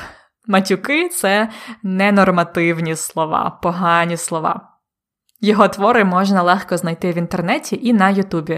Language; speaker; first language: Ukrainian; native; Ukrainian